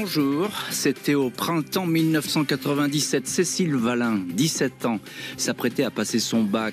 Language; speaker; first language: French; native; French